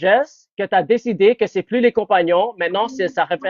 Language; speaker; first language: French; non-native, fluent; English